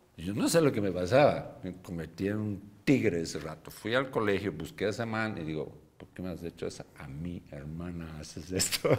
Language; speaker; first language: Spanish; non-native, fluent; German